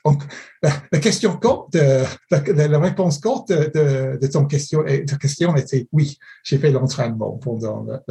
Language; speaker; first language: French; non-native, fluent; English